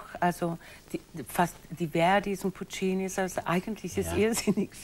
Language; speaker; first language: German; non-native, fluent; English